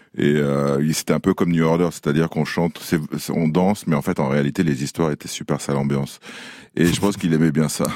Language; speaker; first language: French; native; French